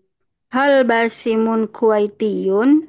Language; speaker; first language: Arabic; non-native, learner; Indonesian